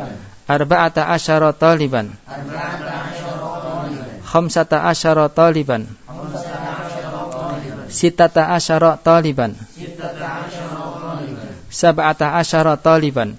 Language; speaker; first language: Arabic; non-native, fluent; Indonesian